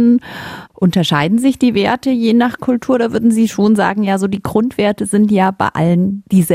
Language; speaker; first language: German; native; German